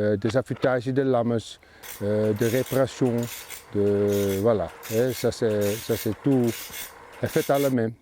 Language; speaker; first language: French; non-native, fluent; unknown